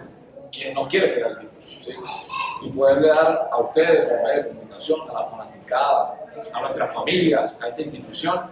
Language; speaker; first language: Spanish; native; Spanish